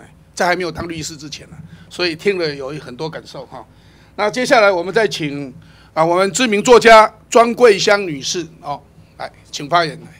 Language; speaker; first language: Chinese; native; Chinese